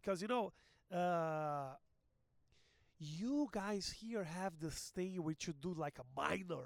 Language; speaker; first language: English; non-native, fluent; Portuguese